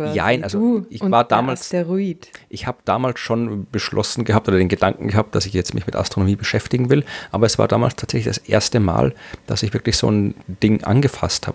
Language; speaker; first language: German; native; German